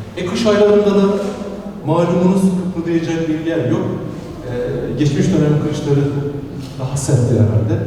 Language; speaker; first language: Turkish; non-native, local second language; Romany